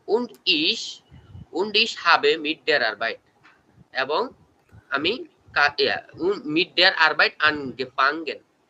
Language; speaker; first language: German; non-native, learner; Bangla